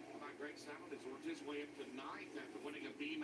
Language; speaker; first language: English; native; English